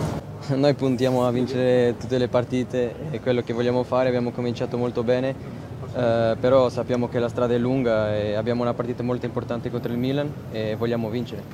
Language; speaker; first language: Italian; non-native, fluent; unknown